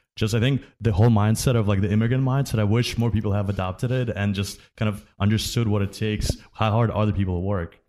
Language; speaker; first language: English; early bilingual, other home language; Ukrainian